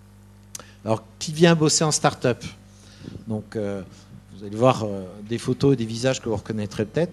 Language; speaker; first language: French; native; French